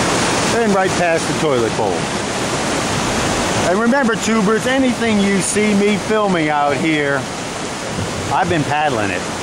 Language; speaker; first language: English; native; English